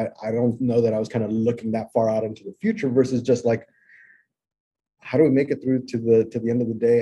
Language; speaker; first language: English; native; English